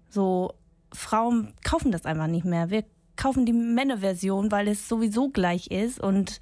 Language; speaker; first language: German; non-native, fluent; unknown